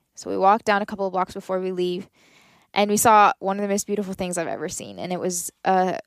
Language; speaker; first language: English; native; English